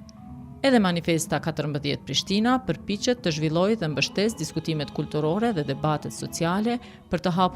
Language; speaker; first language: Albanian; native; Albanian